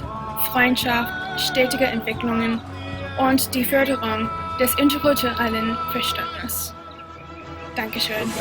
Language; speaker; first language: German; non-native, fluent; English